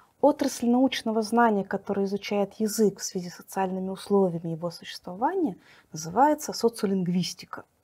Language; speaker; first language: Russian; native; Russian